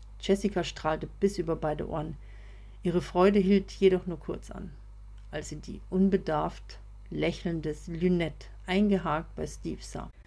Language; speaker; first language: German; native; German